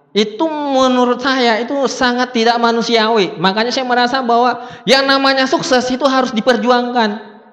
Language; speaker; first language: Indonesian; non-native, local second language; Buginese